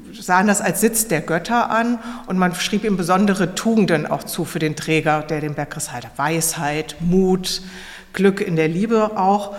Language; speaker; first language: German; native; German